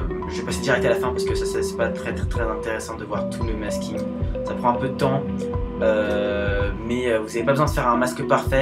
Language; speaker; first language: French; native; French